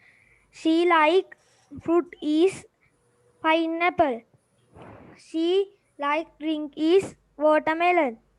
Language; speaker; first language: English; non-native, learner; Sinhala